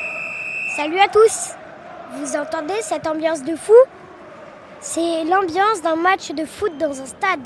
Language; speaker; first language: French; native; French